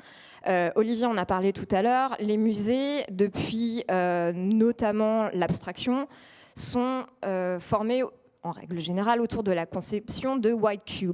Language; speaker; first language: French; native; French